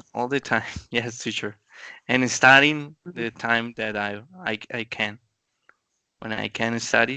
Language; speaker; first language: English; non-native, learner; Spanish